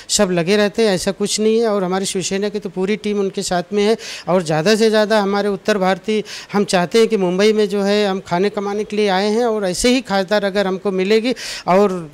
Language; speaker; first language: Hindi; native; Hindi